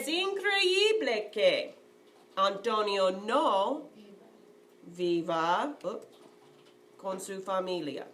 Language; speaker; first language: Spanish; non-native, fluent; English